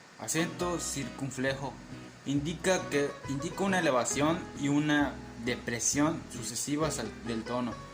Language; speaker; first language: Spanish; native; Spanish